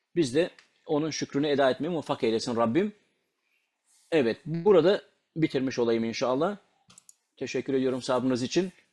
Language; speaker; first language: Turkish; non-native, local second language; Kurdish